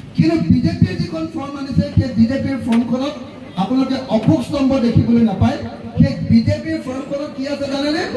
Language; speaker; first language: Assamese; native; Assamese